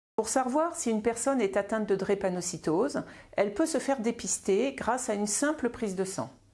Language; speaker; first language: French; native; French